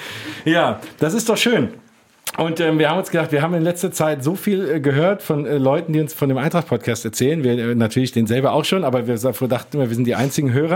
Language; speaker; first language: German; native; German